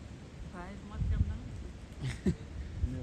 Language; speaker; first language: Persian; native; Persian